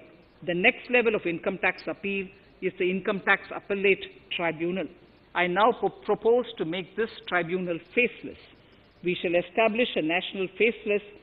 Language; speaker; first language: English; non-native, local second language; Tamil